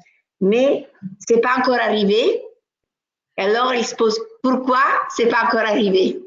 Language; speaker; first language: French; non-native, fluent; Italian